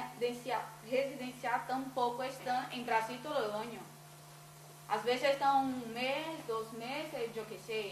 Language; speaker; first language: Spanish; non-native, fluent; Portuguese